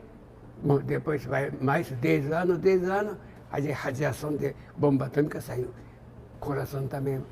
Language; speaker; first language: Portuguese; non-native, learner; Japanese